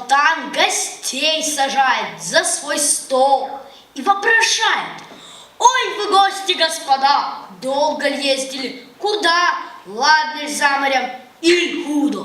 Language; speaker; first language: Russian; early bilingual, heritage; Russian